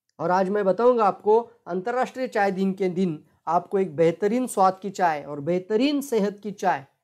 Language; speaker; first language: Hindi; non-native, local second language; Marathi